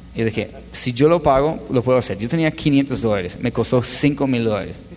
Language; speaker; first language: Spanish; non-native, fluent; English